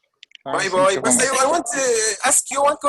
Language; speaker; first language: English; non-native, learner; Arabic